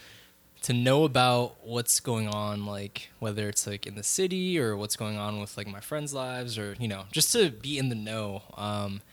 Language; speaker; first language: English; early bilingual, other home language; Filipino